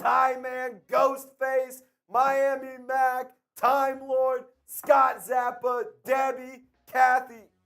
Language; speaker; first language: English; native; English